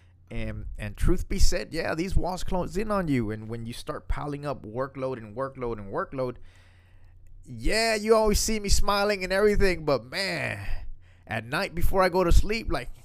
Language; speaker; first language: English; early bilingual, other home language; Spanish